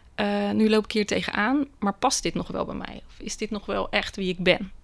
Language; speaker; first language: Dutch; native; Dutch